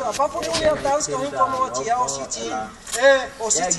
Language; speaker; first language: Danish; non-native, fluent; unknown